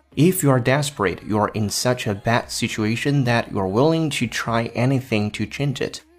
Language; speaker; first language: English; non-native, fluent; Chinese